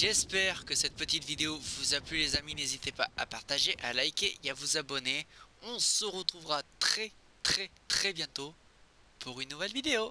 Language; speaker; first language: French; native; French